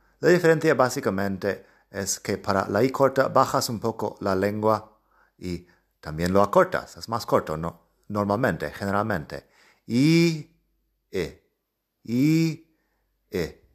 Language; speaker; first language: Spanish; non-native, fluent; English